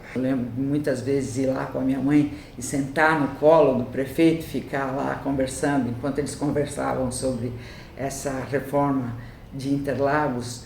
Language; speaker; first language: Portuguese; early bilingual, other home language; Italian